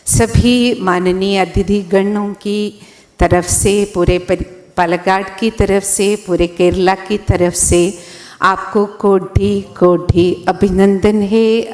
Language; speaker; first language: Hindi; non-native, local second language; Malayalam